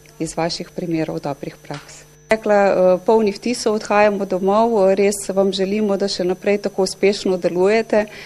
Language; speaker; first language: Slovenian; native; Slovenian